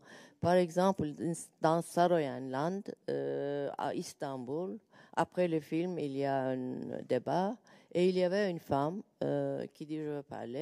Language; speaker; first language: French; non-native, learner; Turkish